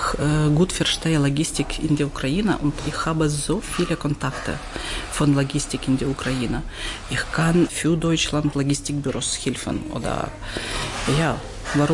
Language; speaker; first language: German; non-native, learner; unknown